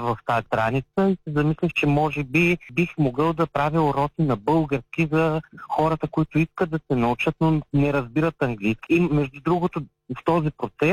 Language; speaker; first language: Bulgarian; native; Bulgarian